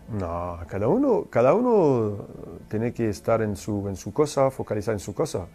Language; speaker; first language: Spanish; non-native, fluent; French